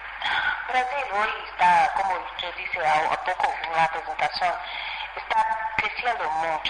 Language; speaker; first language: Spanish; non-native, fluent; Portuguese